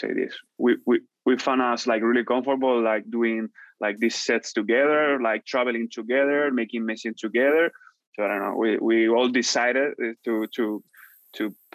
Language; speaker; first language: English; non-native, fluent; Spanish